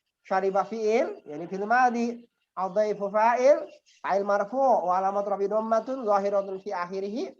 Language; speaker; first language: Arabic; non-native, fluent; Indonesian